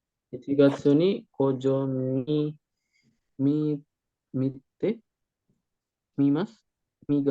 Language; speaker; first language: Japanese; non-native, learner; Indonesian